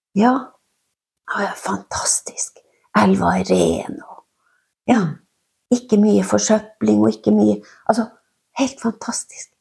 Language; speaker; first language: Norwegian; non-native, local second language; Northern Sami